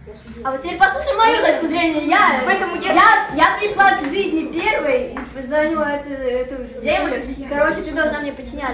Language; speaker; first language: Russian; native; Russian